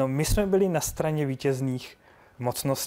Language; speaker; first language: Czech; native; Czech